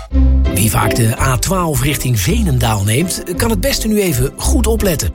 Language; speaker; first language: Dutch; native; Dutch